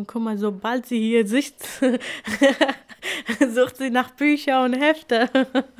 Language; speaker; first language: German; non-native, fluent; Kurdish